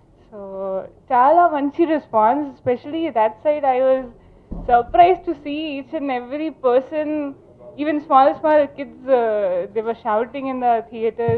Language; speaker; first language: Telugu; non-native, fluent; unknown